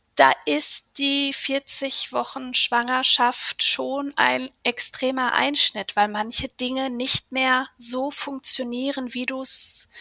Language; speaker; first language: German; native; German